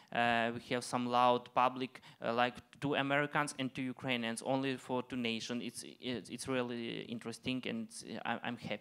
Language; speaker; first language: English; non-native, learner; Ukrainian